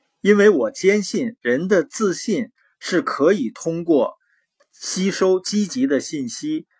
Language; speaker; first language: Chinese; native; Chinese